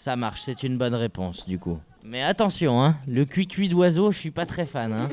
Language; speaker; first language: French; native; French